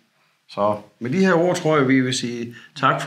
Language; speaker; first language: Danish; native; Danish